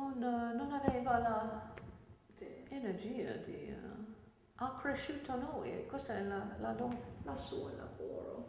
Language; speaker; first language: Italian; non-native, fluent; English